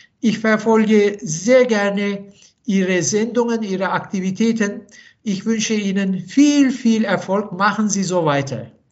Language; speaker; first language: German; non-native, fluent; Turkish